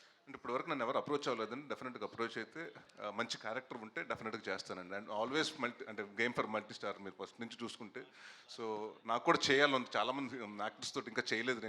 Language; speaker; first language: Telugu; native; Telugu